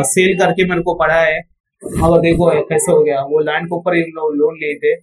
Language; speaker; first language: Hindi; non-native, local second language; Telugu